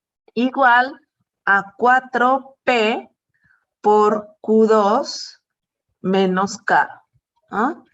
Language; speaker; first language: Spanish; native; Spanish